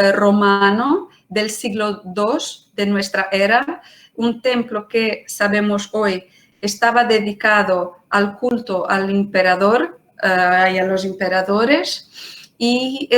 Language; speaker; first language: Spanish; non-native, fluent; Portuguese